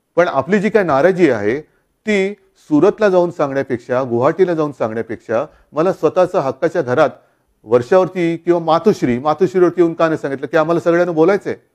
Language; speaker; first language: Marathi; native; Marathi